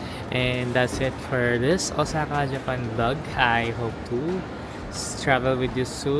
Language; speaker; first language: English; non-native, local second language; Filipino